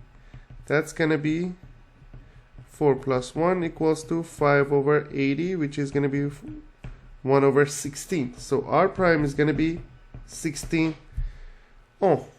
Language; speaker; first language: English; non-native, fluent; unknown